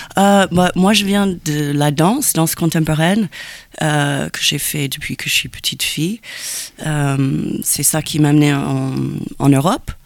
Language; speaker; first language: French; non-native, fluent; English